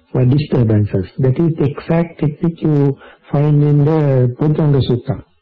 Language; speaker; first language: English; non-native, local second language; Sinhala